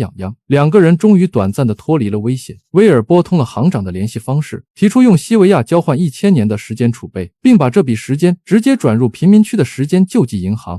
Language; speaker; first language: Chinese; native; Chinese